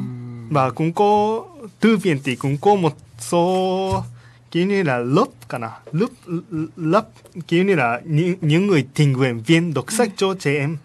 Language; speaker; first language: Vietnamese; non-native, learner; Japanese